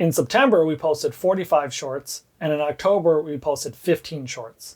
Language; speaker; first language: English; native; English